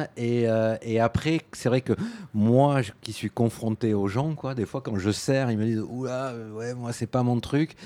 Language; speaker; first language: French; native; French